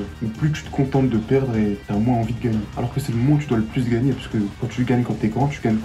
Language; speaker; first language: French; native; French